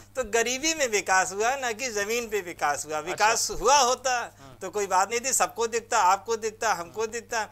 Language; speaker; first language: Hindi; native; Hindi